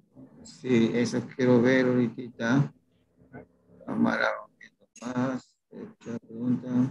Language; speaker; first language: Spanish; native; Spanish